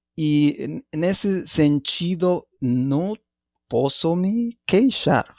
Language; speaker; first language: Portuguese; non-native, fluent; Spanish